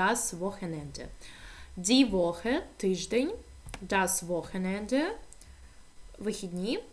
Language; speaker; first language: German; non-native, fluent; Ukrainian